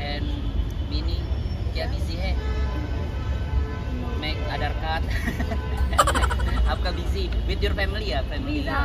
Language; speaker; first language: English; non-native, learner; Indonesian